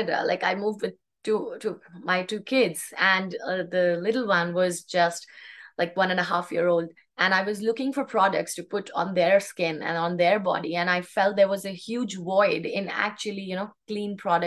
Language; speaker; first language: English; non-native, local second language; Hindi